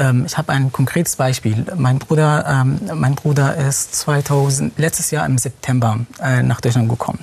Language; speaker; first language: German; non-native, fluent; Arabic